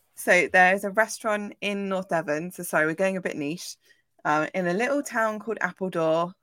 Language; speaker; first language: English; native; English